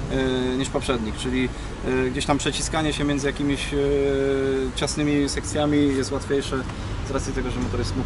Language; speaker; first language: Polish; native; Polish